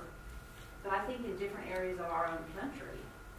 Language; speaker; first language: English; native; English